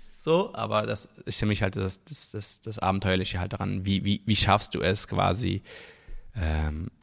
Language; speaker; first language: German; non-native, local second language; Luxembourgish